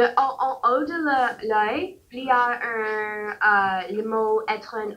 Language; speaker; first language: French; non-native, learner; English